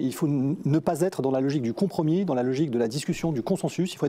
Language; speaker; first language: French; native; French